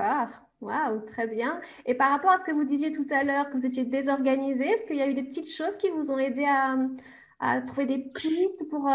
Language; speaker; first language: French; native; French